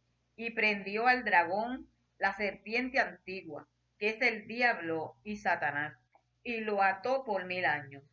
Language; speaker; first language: Spanish; native; Spanish